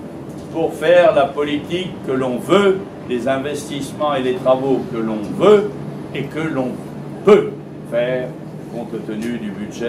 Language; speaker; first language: French; native; French